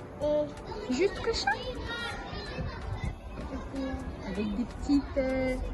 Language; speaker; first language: French; non-native, learner; Ukrainian